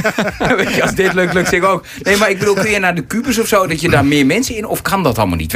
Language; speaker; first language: Dutch; native; Dutch